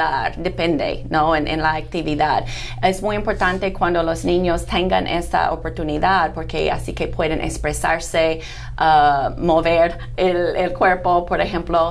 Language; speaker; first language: Spanish; non-native, fluent; English